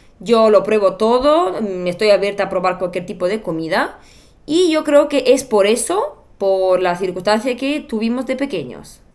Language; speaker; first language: Spanish; non-native, fluent; Bulgarian